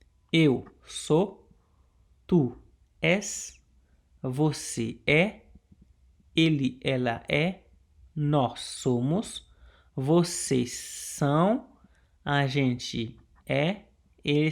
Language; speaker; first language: Portuguese; non-native, local second language; Haitian Creole